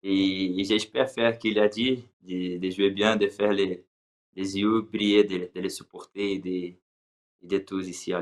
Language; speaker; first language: French; non-native, learner; Portuguese